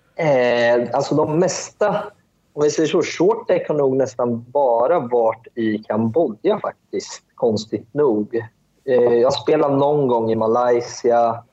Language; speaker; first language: Swedish; early bilingual, other home language; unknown